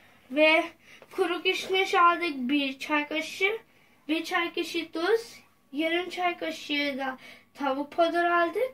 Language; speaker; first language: Turkish; non-native, learner; Urdu